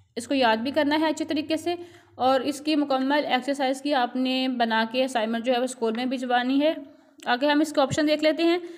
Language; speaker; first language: Urdu; non-native, local second language; Punjabi